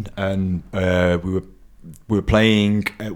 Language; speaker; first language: English; native; English